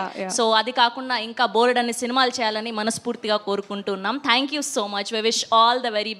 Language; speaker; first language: Telugu; native; Telugu